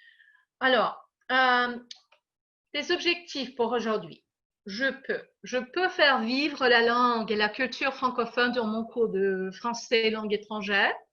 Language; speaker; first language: French; non-native, fluent; English